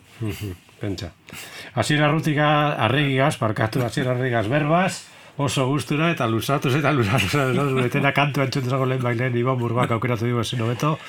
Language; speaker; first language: Basque; native; Basque